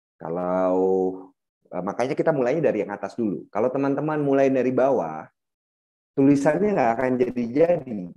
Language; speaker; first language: Indonesian; native; Indonesian